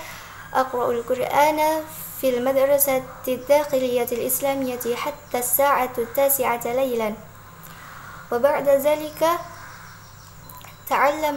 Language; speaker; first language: Arabic; non-native, learner; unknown